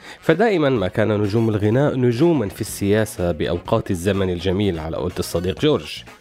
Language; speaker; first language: Arabic; native; Arabic